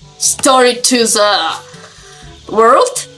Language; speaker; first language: English; non-native, learner; Ukrainian